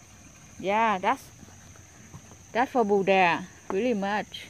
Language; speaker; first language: English; non-native, learner; Vietnamese